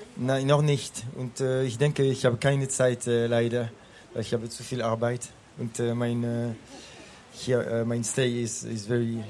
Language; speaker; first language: German; non-native, learner; French